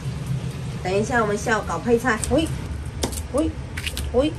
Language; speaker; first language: Chinese; native; Chinese